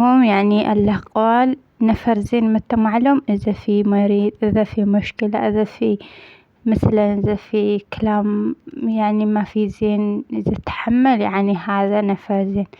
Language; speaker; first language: Arabic; non-native, learner; Amharic